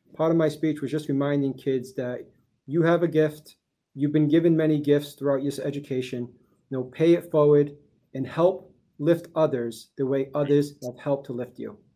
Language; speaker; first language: English; early bilingual, other home language; Portuguese